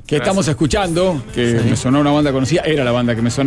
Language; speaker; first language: Spanish; native; Spanish